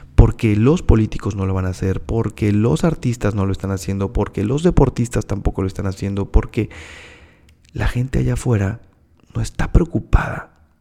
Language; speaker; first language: Spanish; native; Spanish